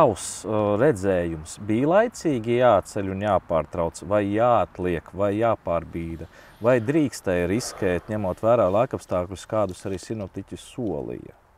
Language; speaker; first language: Latvian; native; Latvian